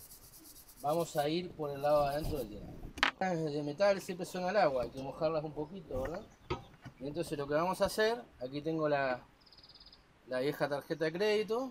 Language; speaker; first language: Spanish; native; Spanish